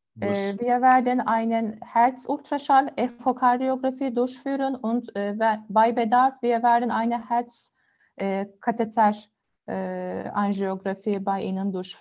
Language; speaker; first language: German; non-native, learner; Turkish